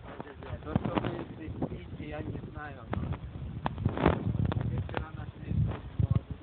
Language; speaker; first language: Russian; non-native, learner; Estonian